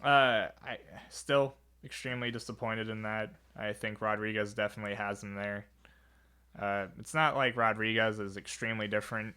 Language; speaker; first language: English; native; English